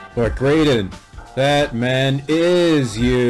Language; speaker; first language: English; native; English